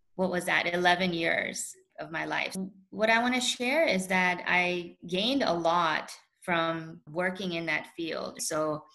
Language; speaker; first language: English; early bilingual, other home language; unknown